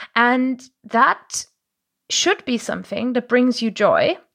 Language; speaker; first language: English; non-native, fluent; German